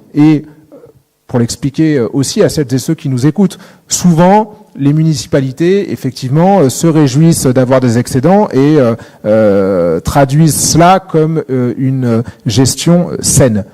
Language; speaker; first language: French; native; French